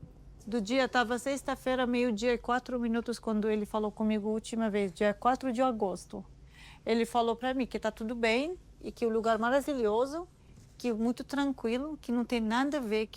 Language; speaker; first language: Portuguese; non-native, learner; Arabic